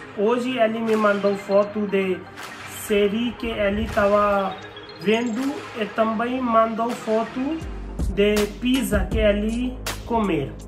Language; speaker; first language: Portuguese; non-native, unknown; Hindi